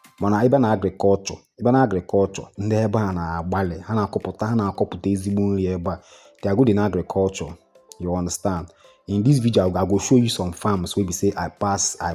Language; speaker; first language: Nigerian Pidgin; non-native, local second language; Igbo